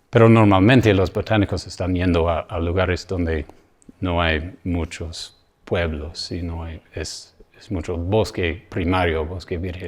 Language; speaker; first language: Spanish; non-native, fluent; English